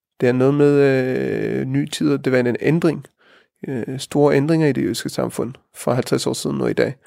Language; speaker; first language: Danish; early bilingual, heritage; Danish